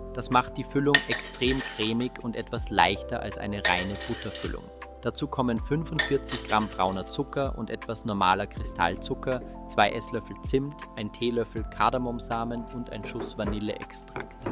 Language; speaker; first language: German; native; German